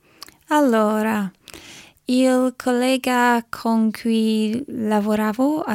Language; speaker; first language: Italian; non-native, learner; English